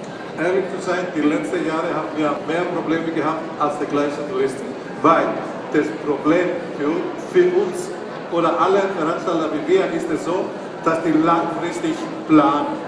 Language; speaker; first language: German; non-native, fluent; Greek